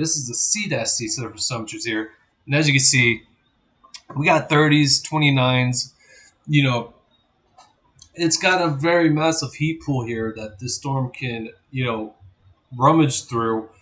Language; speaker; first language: English; native; English